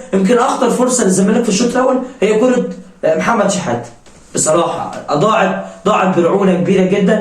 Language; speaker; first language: Arabic; native; Arabic